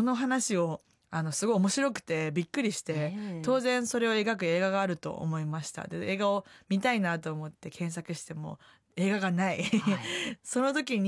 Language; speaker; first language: Japanese; native; Japanese